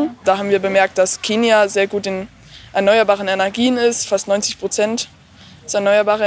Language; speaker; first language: German; native; German